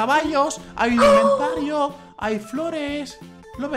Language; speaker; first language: Spanish; native; Spanish